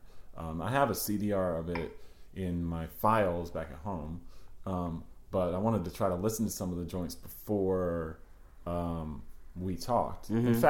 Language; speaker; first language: English; native; English